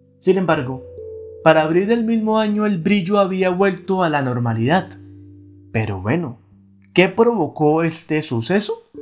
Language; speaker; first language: Spanish; native; Spanish